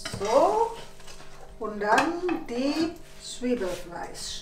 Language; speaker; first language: German; non-native, learner; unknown